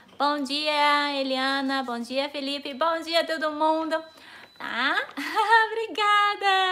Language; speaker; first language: Portuguese; non-native, fluent; Chinese